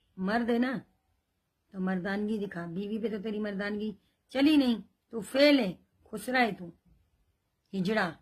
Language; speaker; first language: Urdu; non-native, local second language; Punjabi